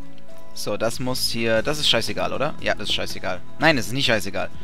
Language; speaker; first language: German; native; German